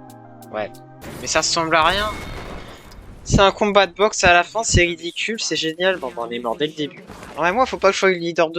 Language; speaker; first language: French; native; French